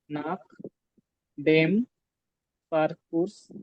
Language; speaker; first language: German; non-native, learner; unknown